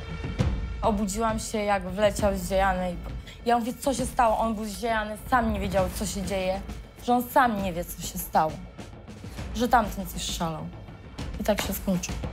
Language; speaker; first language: Polish; native; Polish